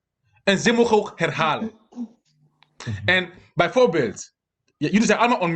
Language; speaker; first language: Dutch; non-native, fluent; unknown